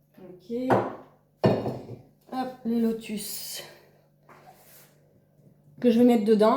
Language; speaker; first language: French; native; French